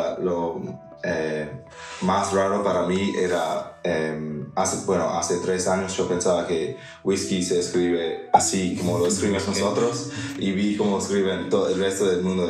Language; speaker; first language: Spanish; non-native, fluent; English